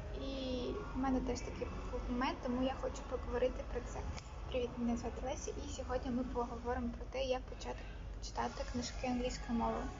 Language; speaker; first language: Ukrainian; non-native, local second language; Russian